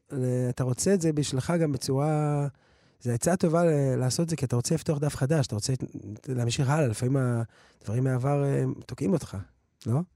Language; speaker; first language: Hebrew; early bilingual, other home language; English